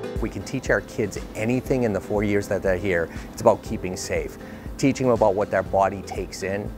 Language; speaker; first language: English; native; English